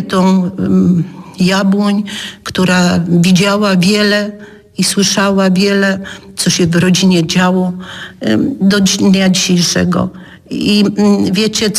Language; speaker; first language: Polish; native; Polish